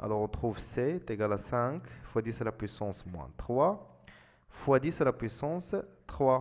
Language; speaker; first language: French; non-native, local second language; Arabic